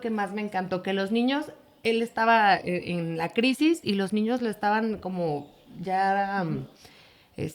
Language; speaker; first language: Spanish; native; Spanish